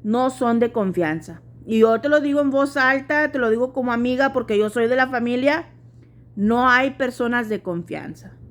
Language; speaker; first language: Spanish; early bilingual, heritage; Spanish